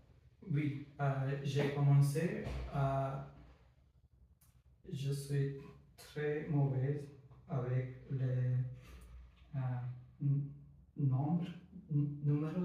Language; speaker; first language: French; non-native, learner; English